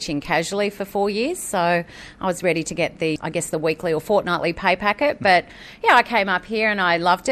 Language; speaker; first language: English; native; English